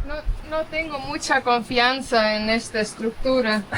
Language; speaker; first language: Spanish; non-native, fluent; Portuguese